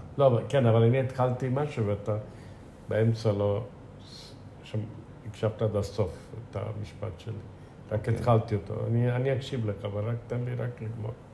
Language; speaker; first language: Hebrew; non-native, fluent; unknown